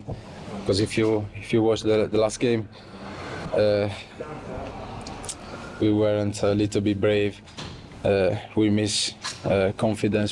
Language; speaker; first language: English; non-native, fluent; Italian